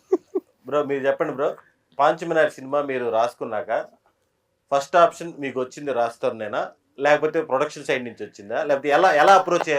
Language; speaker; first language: Telugu; native; Telugu